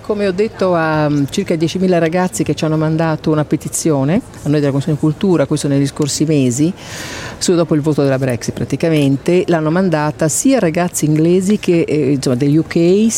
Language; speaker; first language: Italian; native; Italian